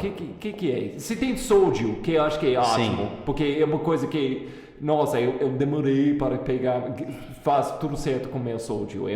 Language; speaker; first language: Portuguese; non-native, fluent; English